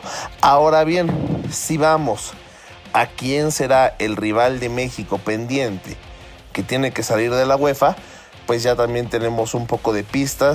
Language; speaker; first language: Spanish; native; Spanish